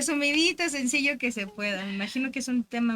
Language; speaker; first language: Spanish; native; Spanish